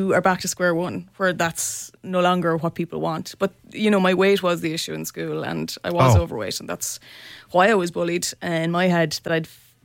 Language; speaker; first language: English; native; English